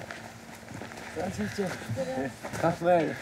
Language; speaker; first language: Russian; non-native, learner; French